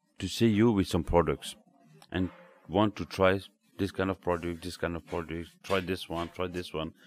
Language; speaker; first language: English; non-native, learner; French